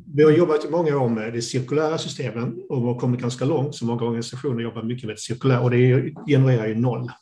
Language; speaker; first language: Swedish; non-native, fluent; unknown